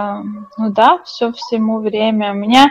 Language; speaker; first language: Russian; non-native, fluent; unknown